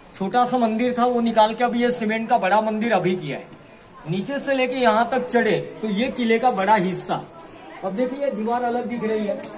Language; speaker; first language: Hindi; non-native, local second language; Marathi